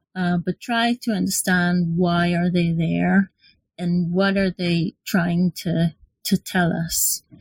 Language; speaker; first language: English; non-native, fluent; Hebrew